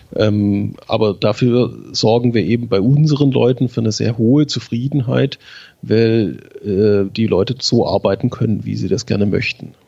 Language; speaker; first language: German; native; German